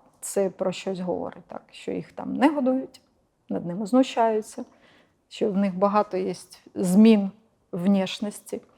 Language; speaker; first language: Ukrainian; non-native, local second language; Russian